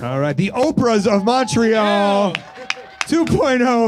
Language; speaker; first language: English; native; English